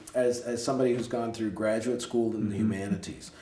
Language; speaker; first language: English; native; English